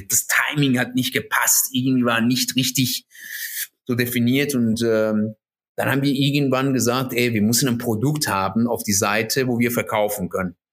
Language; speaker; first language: German; non-native, fluent; Persian